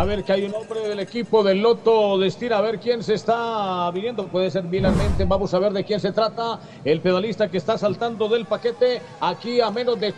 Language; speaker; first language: Spanish; native; Spanish